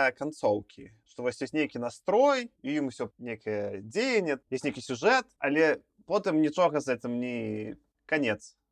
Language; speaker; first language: Belarusian; non-native, local second language; Russian